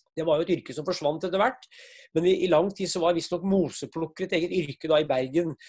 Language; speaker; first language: Norwegian; native; Norwegian